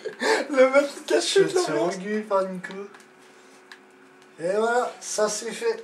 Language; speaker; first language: French; native; French